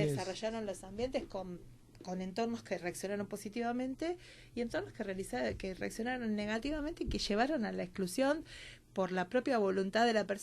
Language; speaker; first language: Spanish; native; Spanish